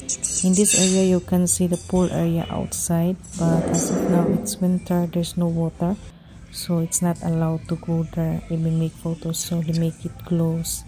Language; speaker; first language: English; non-native, local second language; Filipino